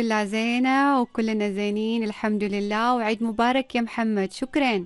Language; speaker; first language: Arabic; native; Arabic